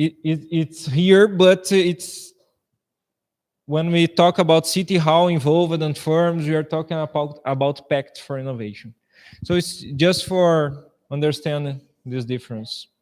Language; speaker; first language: English; non-native, fluent; Portuguese